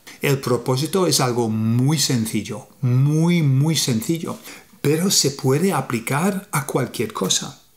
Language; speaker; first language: Spanish; non-native, fluent; English